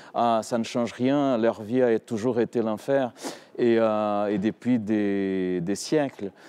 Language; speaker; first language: French; non-native, fluent; Portuguese